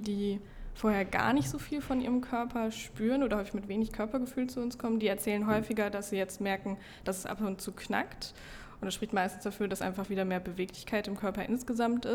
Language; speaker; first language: German; native; German